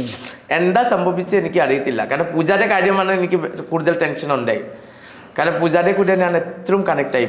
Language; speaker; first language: Malayalam; non-native, local second language; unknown